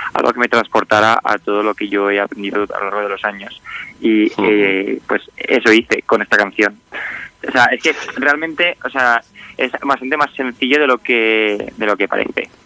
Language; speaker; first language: Spanish; native; Spanish